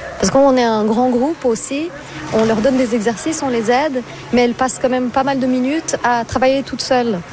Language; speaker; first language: French; non-native, fluent; Portuguese